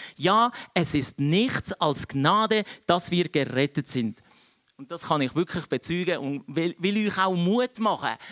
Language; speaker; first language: German; early bilingual, other home language; Czech